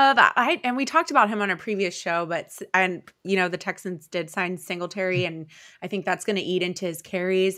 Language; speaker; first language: English; native; English